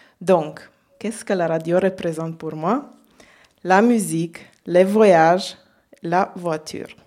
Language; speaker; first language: French; non-native, learner; Hungarian